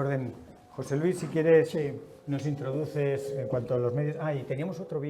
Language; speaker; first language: Spanish; native; Spanish